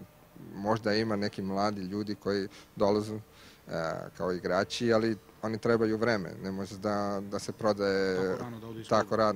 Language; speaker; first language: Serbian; non-native, learner; Italian